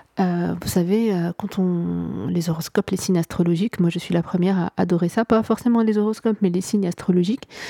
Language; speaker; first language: French; non-native, local second language; Arabic